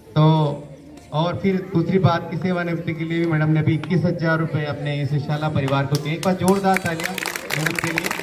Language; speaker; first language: Hindi; native; Hindi